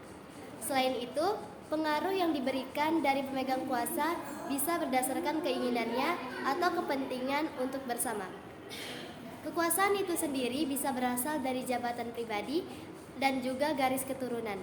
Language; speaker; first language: Indonesian; native; Indonesian